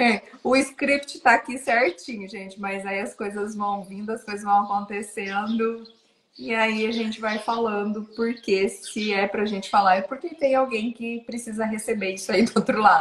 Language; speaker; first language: Portuguese; native; Portuguese